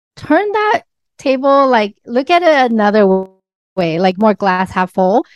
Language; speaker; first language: English; early bilingual, other home language; Chinese